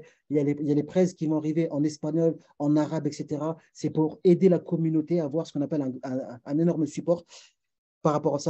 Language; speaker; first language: French; native; French